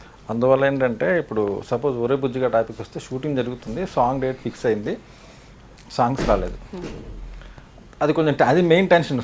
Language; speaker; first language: Telugu; native; Telugu